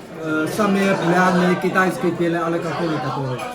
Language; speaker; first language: Russian; non-native, learner; Chinese